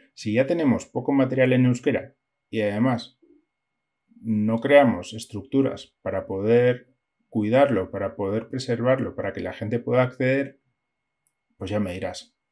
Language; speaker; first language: Spanish; native; Spanish